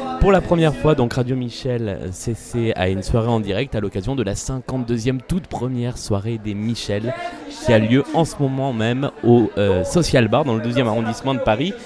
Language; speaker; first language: French; native; French